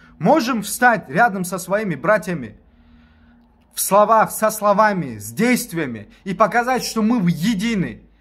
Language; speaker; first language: Russian; non-native, local second language; Tajik